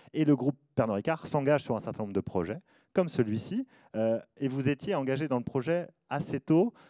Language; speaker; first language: French; native; French